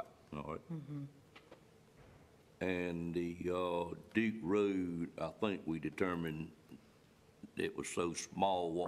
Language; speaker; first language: English; native; English